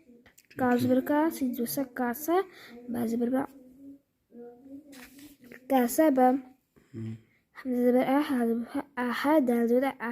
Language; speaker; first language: Arabic; non-native, learner; Urdu